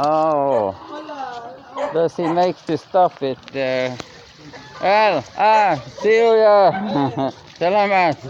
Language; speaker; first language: English; non-native, learner; Norwegian